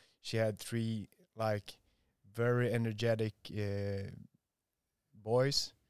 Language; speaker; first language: English; non-native, fluent; Swedish